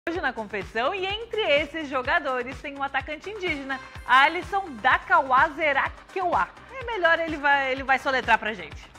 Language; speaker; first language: Portuguese; native; Portuguese